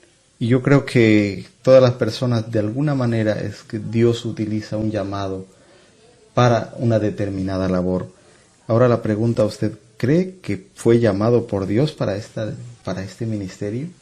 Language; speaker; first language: Spanish; native; Spanish